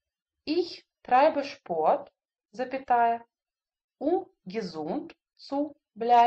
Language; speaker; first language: German; non-native, fluent; Russian